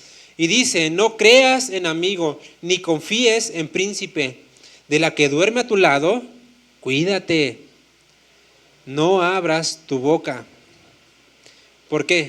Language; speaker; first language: Spanish; native; Spanish